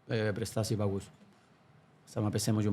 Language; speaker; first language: Indonesian; non-native, fluent; Spanish